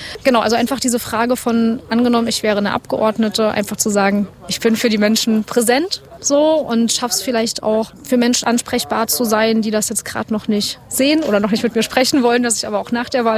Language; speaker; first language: German; native; German